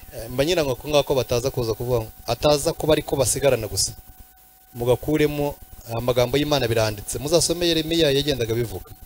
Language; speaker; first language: Kinyarwanda; native; Kinyarwanda